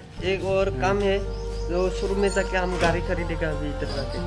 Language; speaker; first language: Hindi; non-native, local second language; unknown